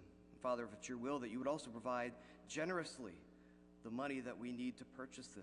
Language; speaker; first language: English; native; English